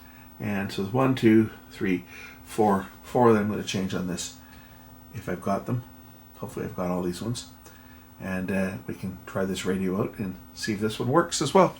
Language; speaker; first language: English; native; English